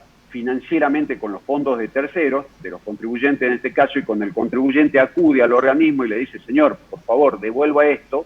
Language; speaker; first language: Spanish; native; Spanish